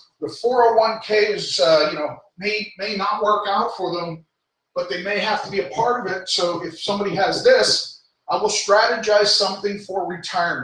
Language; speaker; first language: English; native; English